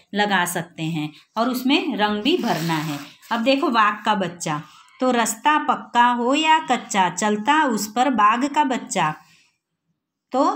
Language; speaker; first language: Hindi; non-native, local second language; Gujarati